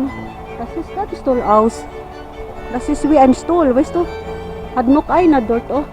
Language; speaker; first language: German; non-native, learner; Filipino